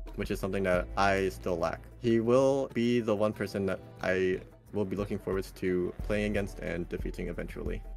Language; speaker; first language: English; native; English